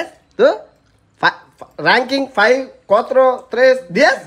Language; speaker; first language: Spanish; non-native, learner; Telugu